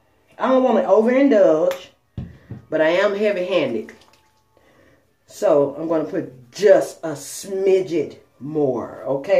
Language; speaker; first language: English; native; English